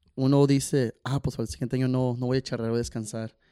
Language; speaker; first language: Spanish; early bilingual, heritage; Spanish